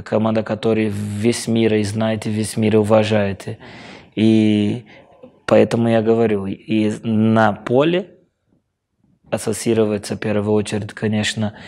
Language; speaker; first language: Russian; non-native, fluent; Portuguese